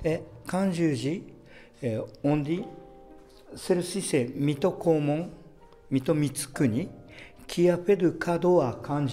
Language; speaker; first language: French; non-native, fluent; Japanese